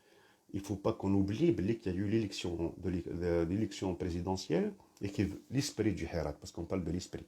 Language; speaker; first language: French; non-native, local second language; Kabyle